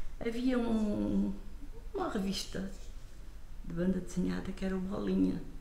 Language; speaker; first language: Portuguese; non-native, local second language; Kabuverdianu